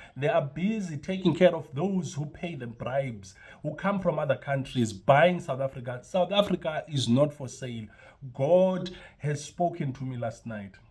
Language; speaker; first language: English; non-native, local second language; Xhosa